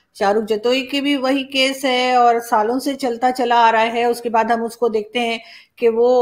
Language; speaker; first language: Urdu; native; Urdu